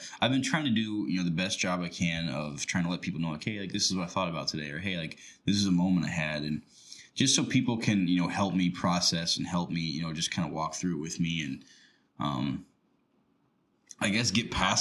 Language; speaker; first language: English; native; English